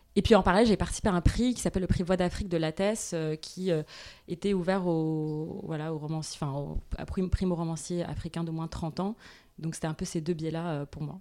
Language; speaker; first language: French; non-native, local second language; Arabic